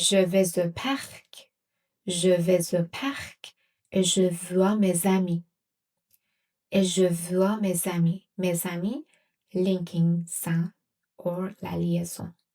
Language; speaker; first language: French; non-native, fluent; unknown